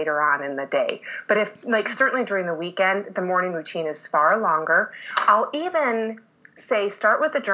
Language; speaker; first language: English; native; English